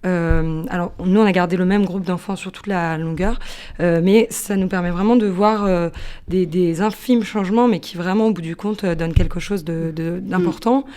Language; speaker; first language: French; native; French